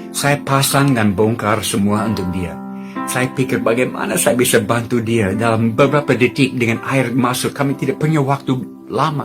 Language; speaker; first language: Indonesian; non-native, fluent; English